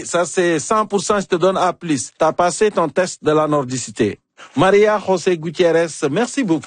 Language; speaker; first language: French; native; French